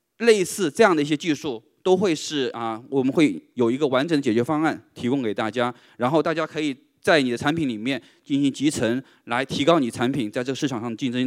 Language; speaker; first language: Chinese; native; Chinese